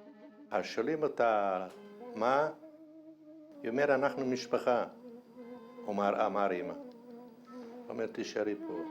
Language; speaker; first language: Hebrew; non-native, fluent; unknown